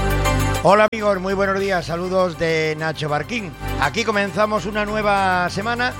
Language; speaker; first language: Spanish; native; Spanish